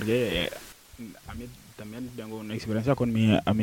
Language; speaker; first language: Spanish; non-native, learner; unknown